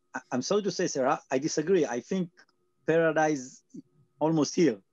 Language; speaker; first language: English; non-native, learner; Hebrew